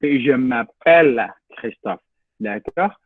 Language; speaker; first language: French; non-native, fluent; Indonesian